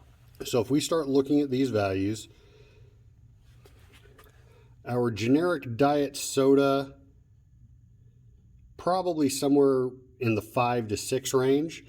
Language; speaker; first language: English; native; English